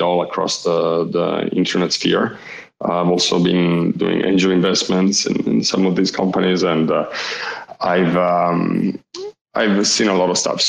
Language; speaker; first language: English; non-native, fluent; Italian